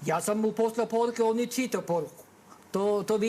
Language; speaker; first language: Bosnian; non-native, learner; Norwegian